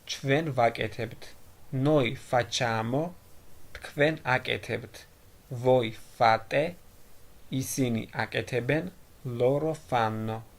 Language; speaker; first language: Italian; non-native, fluent; Georgian